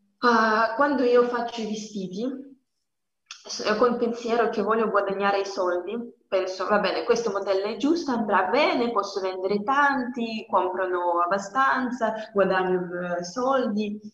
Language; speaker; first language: Italian; non-native, learner; Russian